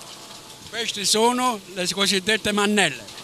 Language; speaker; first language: Italian; native; Italian